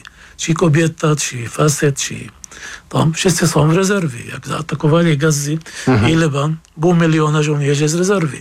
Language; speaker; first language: Polish; non-native, fluent; Arabic